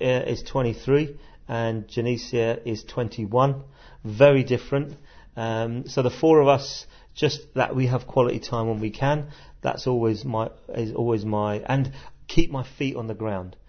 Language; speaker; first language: English; native; English